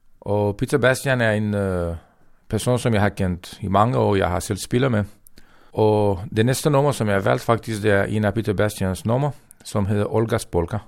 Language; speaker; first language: Danish; non-native, fluent; Romanian